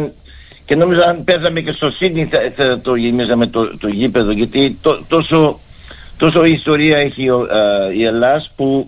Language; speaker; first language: Greek; early bilingual, heritage; Greek